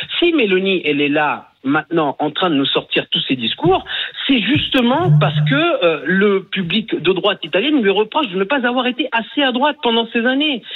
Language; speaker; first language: French; early bilingual, other home language; Italian